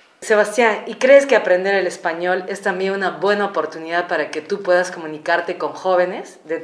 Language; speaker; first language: Spanish; native; Spanish